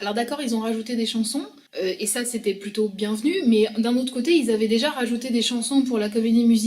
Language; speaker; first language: French; native; French